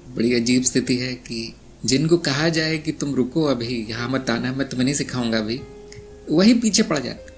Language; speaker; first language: Hindi; native; Hindi